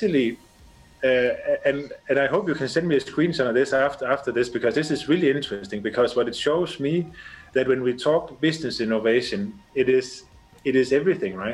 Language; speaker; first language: English; non-native, fluent; Danish